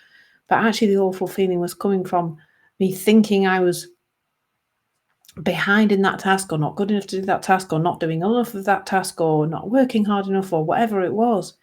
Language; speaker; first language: English; native; English